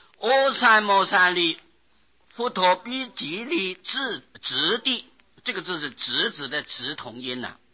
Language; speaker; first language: Chinese; non-native, local second language; Hakka Chinese